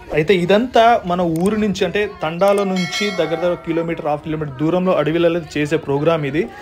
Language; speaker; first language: Telugu; non-native, local second language; Lambadi